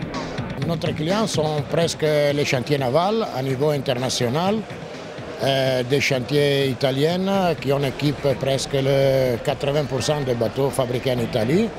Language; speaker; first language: French; non-native, fluent; Italian